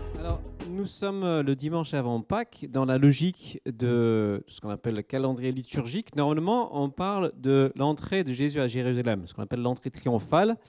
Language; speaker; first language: French; native; French